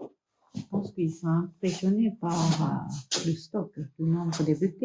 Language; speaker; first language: French; non-native, fluent; Japanese